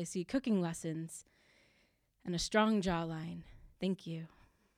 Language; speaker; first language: English; native; English